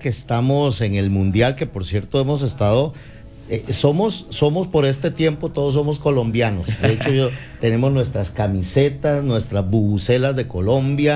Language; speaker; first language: Spanish; native; Spanish